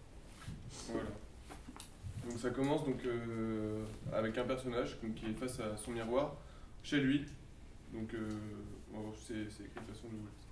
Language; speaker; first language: French; native; French